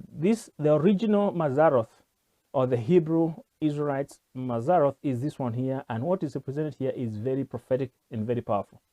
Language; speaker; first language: English; non-native, local second language; Kikuyu